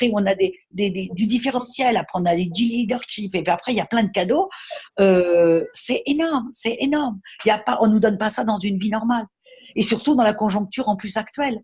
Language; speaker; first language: French; native; French